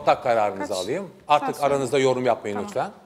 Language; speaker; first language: Turkish; native; Turkish